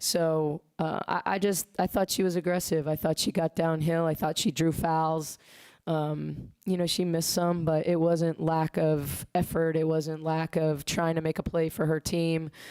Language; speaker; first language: English; native; English